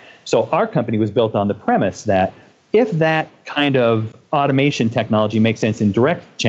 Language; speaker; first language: English; native; English